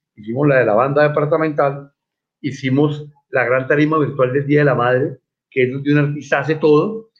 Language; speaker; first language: Spanish; native; Spanish